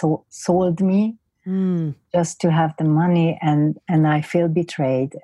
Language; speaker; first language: English; non-native, fluent; Hungarian